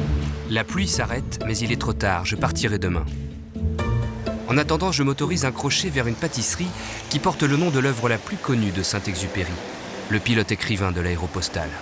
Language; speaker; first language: French; native; French